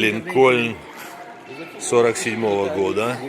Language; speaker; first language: Russian; native; Russian